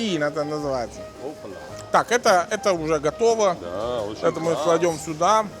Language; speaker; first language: Russian; non-native, fluent; Italian